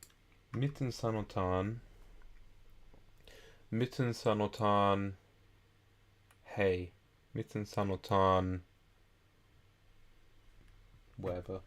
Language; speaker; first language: Finnish; non-native, learner; English